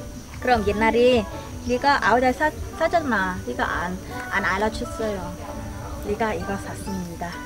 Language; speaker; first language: Korean; non-native, learner; Vietnamese